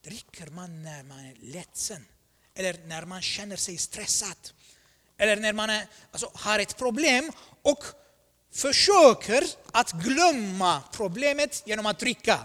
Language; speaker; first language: Swedish; non-native, fluent; Armenian